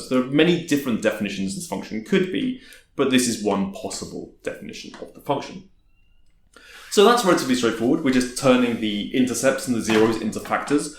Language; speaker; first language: English; native; English